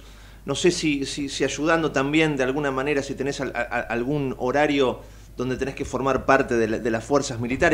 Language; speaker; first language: Spanish; native; Spanish